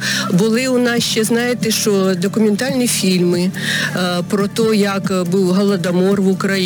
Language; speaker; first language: Ukrainian; non-native, local second language; Russian